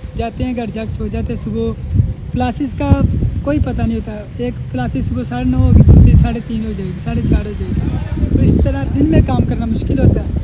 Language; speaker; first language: Hindi; non-native, local second language; Punjabi